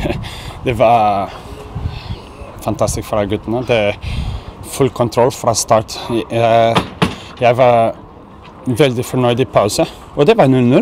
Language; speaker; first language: Norwegian; non-native, fluent; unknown